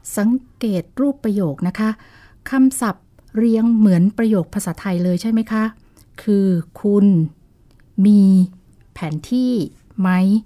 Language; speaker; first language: Thai; native; Thai